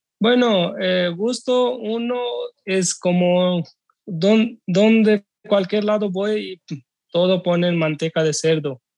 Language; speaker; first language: Spanish; non-native, learner; Urdu